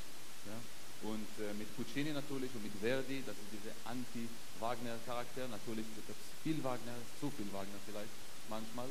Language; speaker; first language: German; non-native, fluent; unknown